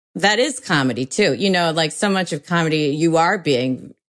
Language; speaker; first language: English; native; English